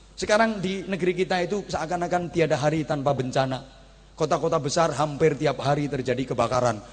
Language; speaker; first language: Indonesian; non-native, local second language; Javanese